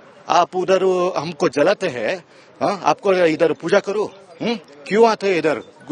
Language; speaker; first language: Hindi; non-native, local second language; Kannada